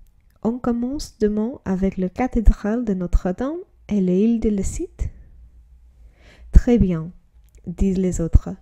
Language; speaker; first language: French; non-native, learner; English